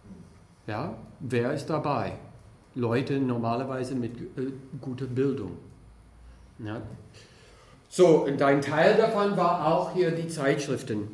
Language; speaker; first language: German; non-native, fluent; English